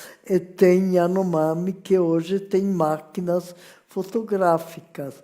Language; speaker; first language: Portuguese; non-native, fluent; French